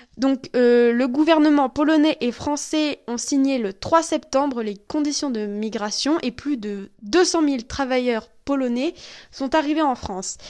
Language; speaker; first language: French; native; French